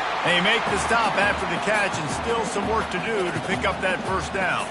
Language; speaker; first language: English; native; English